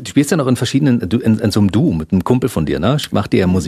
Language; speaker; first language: German; native; German